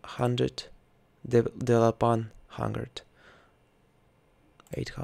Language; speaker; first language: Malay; non-native, learner; Russian